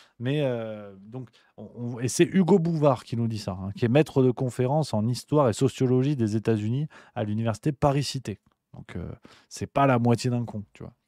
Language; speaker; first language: French; native; French